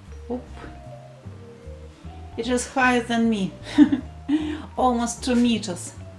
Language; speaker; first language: English; non-native, fluent; Russian